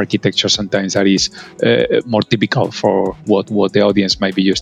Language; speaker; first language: English; non-native, fluent; Spanish